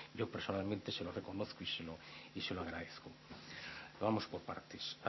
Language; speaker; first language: Spanish; non-native, local second language; Galician